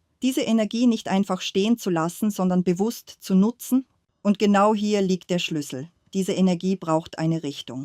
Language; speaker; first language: German; native; German